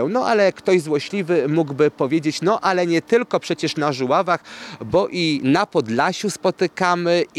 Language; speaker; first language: Polish; native; Polish